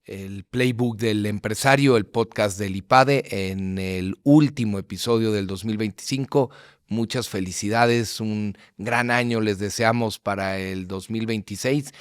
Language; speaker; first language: Spanish; native; Spanish